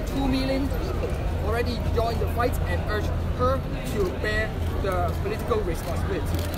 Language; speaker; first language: English; non-native, local second language; Cantonese